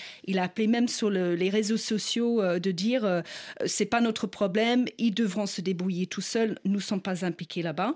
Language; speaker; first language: French; non-native, fluent; English